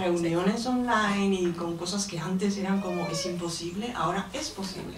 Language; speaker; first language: Spanish; native; Spanish